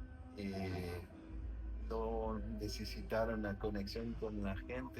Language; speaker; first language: Spanish; non-native, learner; French